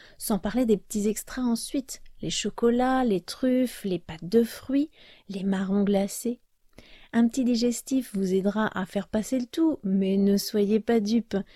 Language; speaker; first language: French; native; French